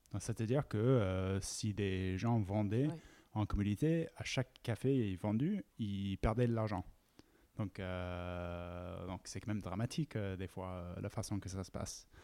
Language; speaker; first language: French; non-native, fluent; English